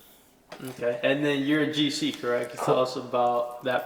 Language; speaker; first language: English; native; English